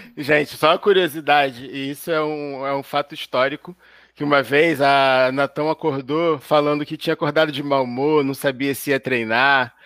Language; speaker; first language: Portuguese; native; Portuguese